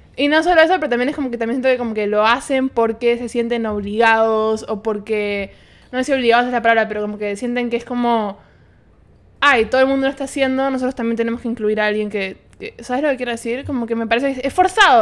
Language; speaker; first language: Spanish; native; Spanish